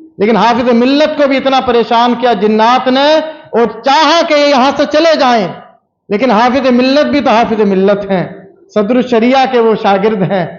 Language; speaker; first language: Urdu; native; Urdu